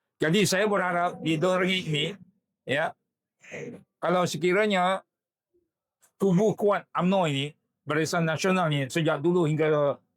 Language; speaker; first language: Malay; native; Malay